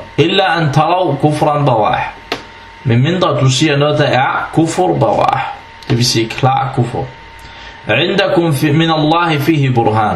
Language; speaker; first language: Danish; early bilingual, other home language; Arabic